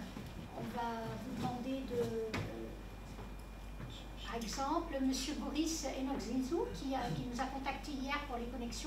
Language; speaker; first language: French; native; French